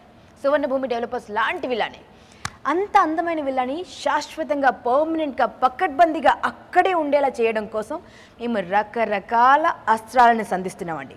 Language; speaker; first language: Telugu; native; Telugu